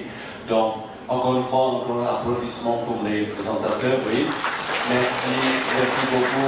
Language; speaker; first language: French; non-native, fluent; Indonesian